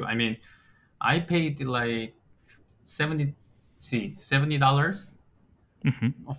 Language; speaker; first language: English; non-native, fluent; Korean